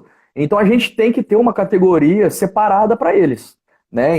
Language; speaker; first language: Portuguese; native; Portuguese